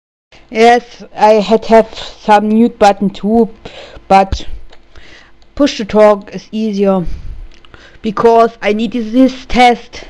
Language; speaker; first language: English; non-native, learner; German